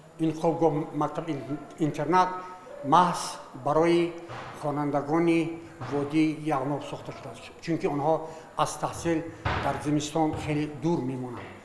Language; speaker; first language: Tajik; non-native, local second language; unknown